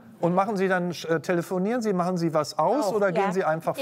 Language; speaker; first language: German; native; German